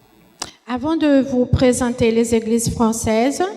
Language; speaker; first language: French; non-native, fluent; Portuguese